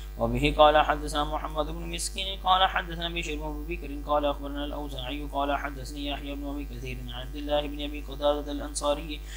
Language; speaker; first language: Arabic; non-native, fluent; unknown